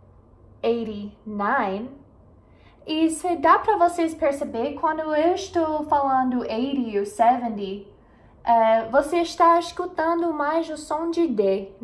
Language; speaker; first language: Portuguese; non-native, fluent; English